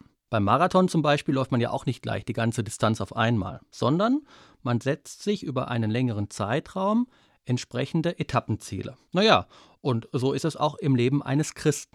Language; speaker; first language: German; native; German